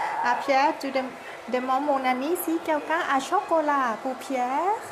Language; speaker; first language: French; non-native, learner; Thai